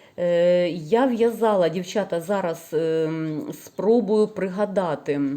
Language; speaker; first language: Ukrainian; non-native, local second language; Russian